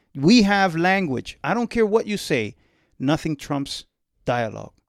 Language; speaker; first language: English; early bilingual, other home language; Spanish